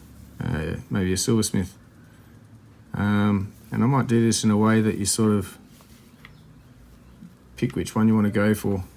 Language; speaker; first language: English; native; English